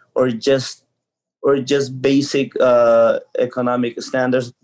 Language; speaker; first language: English; early bilingual, other home language; Spanish